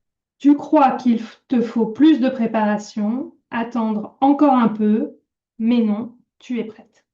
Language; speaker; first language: French; native; French